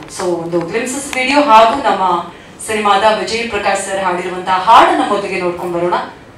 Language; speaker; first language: Kannada; native; Kannada